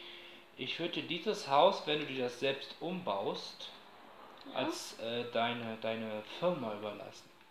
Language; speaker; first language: German; native; German